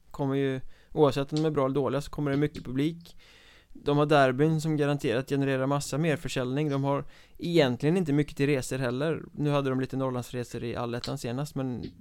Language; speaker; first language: Swedish; native; Swedish